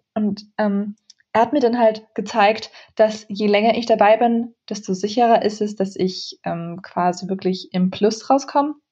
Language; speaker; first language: German; early bilingual, other home language; Central Kurdish